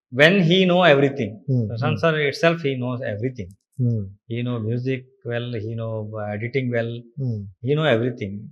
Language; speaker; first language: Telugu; non-native, learner; Kannada